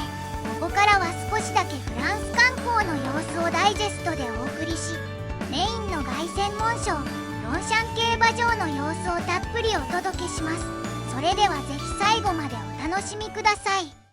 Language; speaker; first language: Japanese; native; Japanese